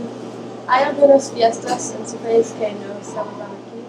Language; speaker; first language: Spanish; non-native, learner; English